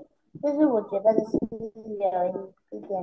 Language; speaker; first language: Chinese; non-native, learner; Vietnamese